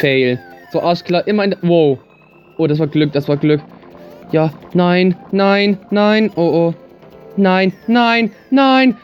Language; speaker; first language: German; native; German